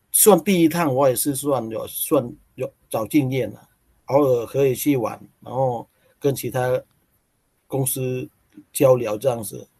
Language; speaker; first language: Chinese; non-native, learner; Thai